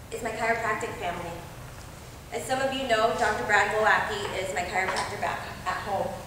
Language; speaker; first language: English; native; English